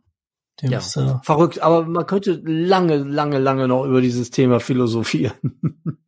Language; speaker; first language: German; native; German